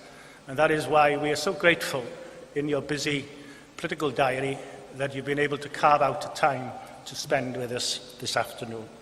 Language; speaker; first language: English; non-native, local second language; Welsh